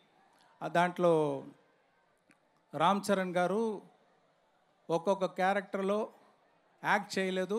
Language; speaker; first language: Telugu; non-native, learner; Tamil